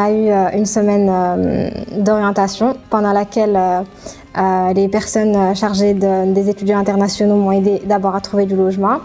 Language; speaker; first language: French; non-native, local second language; Arabic